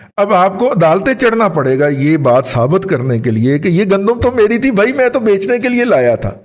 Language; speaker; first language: Urdu; non-native, local second language; Punjabi